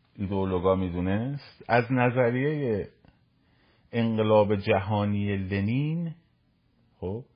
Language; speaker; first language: Persian; native; Persian